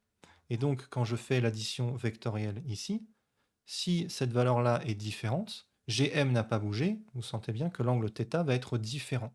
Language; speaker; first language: French; native; French